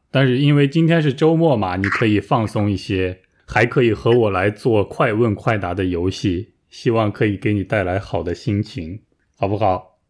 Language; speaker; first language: Chinese; native; Chinese